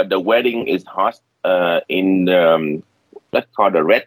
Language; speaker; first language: English; non-native, learner; Vietnamese